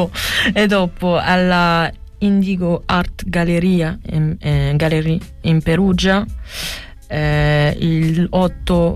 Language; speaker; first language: Italian; non-native, learner; French